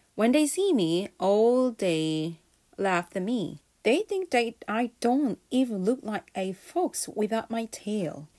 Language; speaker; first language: English; non-native, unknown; Korean